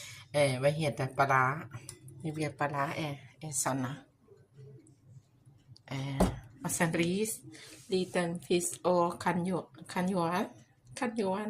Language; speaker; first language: Swedish; non-native, learner; Thai